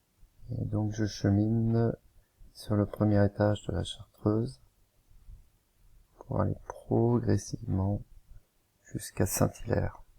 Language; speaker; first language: French; native; French